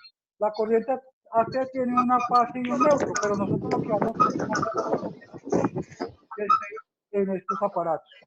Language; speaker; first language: Spanish; native; Spanish